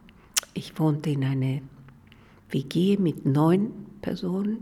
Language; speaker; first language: German; non-native, fluent; Spanish